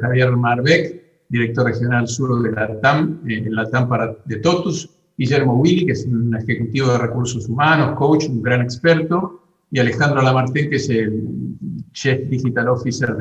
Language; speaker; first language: Spanish; native; Spanish